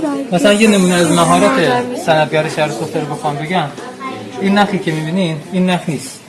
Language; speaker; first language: Persian; native; Persian